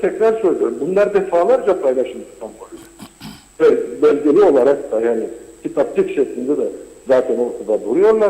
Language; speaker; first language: Turkish; native; Turkish